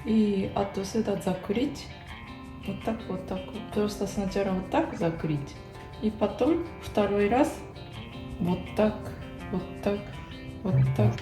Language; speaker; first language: Russian; non-native, learner; Japanese